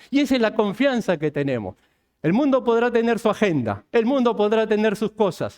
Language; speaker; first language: Spanish; native; Spanish